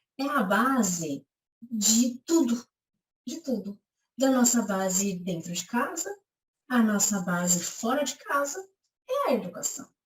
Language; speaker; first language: Portuguese; native; Portuguese